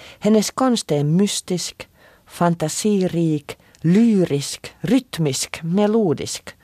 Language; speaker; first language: Swedish; non-native, local second language; Finnish